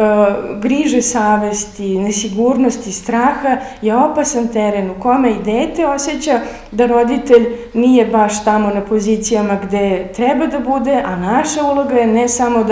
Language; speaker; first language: Serbian; native; Serbian